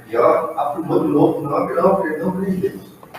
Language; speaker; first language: Portuguese; native; Portuguese